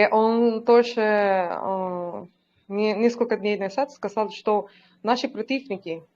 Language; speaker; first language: Russian; non-native, learner; Spanish